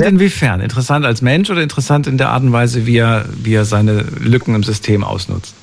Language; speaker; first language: German; native; German